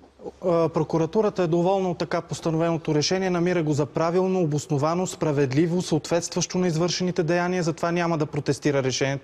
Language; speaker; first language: Bulgarian; native; Bulgarian